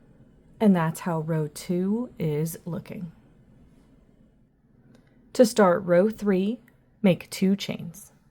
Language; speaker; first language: English; native; English